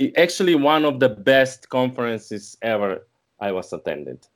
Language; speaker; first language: English; non-native, learner; Slovenian